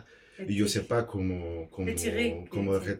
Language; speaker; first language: French; non-native, learner; Spanish